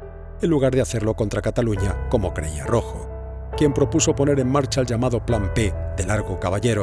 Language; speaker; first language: Spanish; native; Spanish